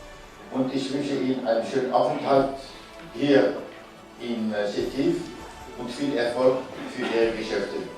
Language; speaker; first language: German; non-native, fluent; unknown